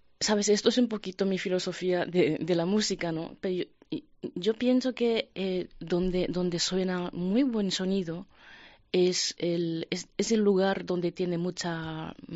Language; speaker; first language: Spanish; non-native, fluent; Japanese